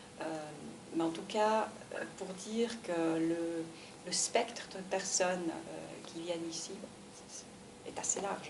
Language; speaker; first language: French; native; French